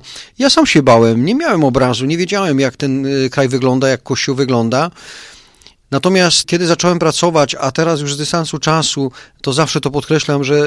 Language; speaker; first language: Polish; native; Polish